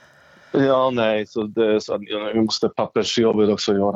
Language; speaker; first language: Swedish; non-native, fluent; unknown